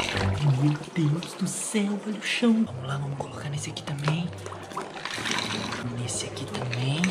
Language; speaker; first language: Portuguese; native; Portuguese